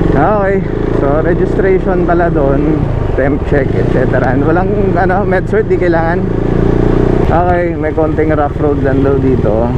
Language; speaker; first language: Filipino; native; Filipino